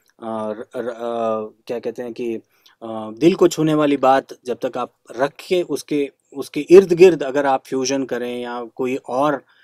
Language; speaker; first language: Hindi; non-native, local second language; Kannada